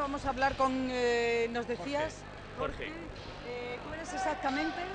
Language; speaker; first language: Spanish; native; Spanish